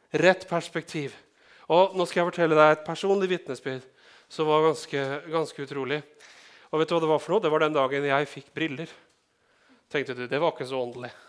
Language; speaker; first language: Norwegian; native; Norwegian